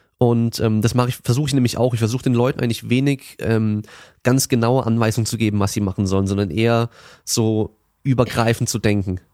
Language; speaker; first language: German; native; German